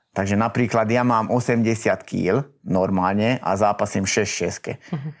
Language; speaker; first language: Slovak; native; Slovak